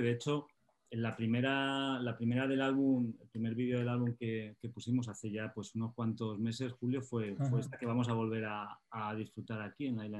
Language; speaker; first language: Spanish; native; Spanish